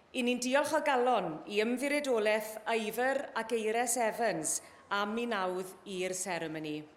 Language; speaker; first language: Welsh; native; Welsh